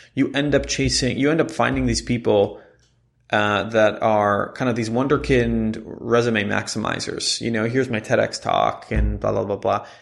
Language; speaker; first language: English; non-native, fluent; Hebrew